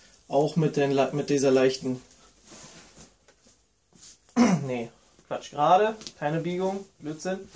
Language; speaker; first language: German; native; German